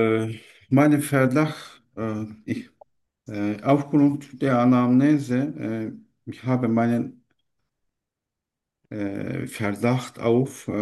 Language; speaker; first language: German; non-native, learner; Turkish